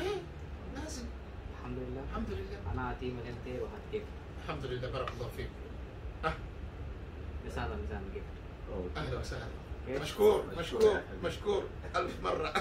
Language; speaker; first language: Arabic; non-native, learner; Urdu